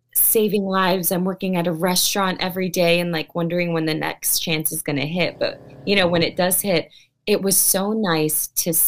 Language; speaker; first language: English; early bilingual, other home language; Filipino